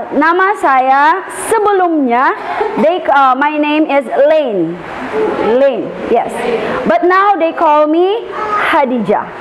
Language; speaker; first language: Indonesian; non-native, learner; Filipino